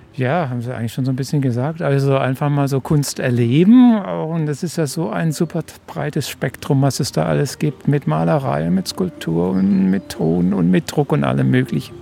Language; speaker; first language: German; native; German